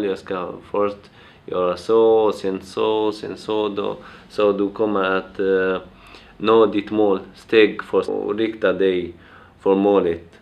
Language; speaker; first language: Swedish; non-native, fluent; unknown